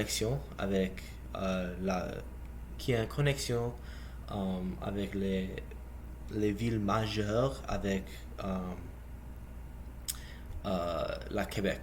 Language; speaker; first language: French; non-native, learner; English